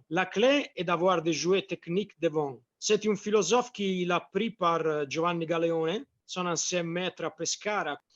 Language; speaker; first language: French; non-native, fluent; Italian